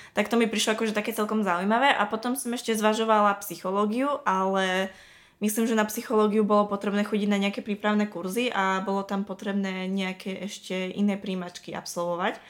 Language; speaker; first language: Slovak; native; Slovak